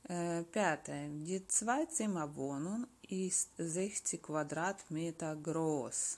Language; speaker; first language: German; non-native, fluent; Russian